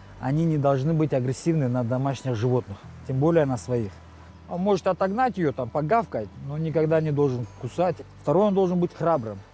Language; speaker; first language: Russian; non-native, local second language; Karachay-Balkar